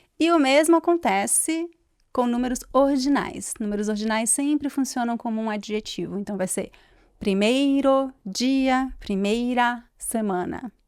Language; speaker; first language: Portuguese; native; Portuguese